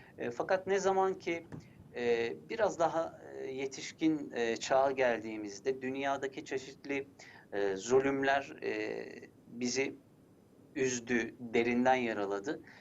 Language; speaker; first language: Turkish; early bilingual, heritage; Turkish